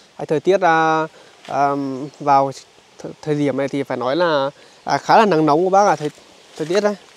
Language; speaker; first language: Vietnamese; native; Vietnamese